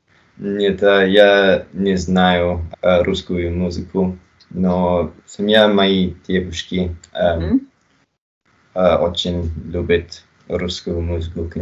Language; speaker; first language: Russian; non-native, learner; English